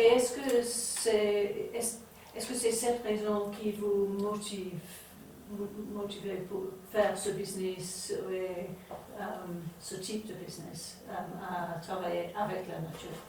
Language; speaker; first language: French; non-native, learner; English